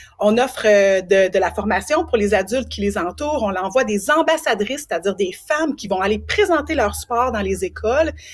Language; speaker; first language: French; native; French